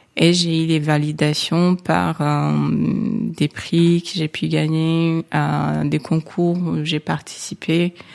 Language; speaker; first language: French; non-native, local second language; Kinyarwanda